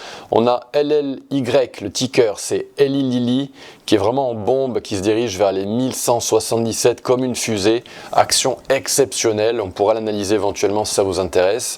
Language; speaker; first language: French; native; French